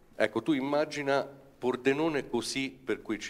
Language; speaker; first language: Italian; native; Italian